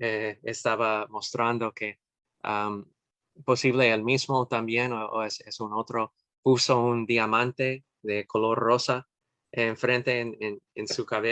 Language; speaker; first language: Spanish; non-native, fluent; English